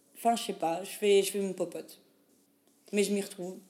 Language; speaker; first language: French; native; French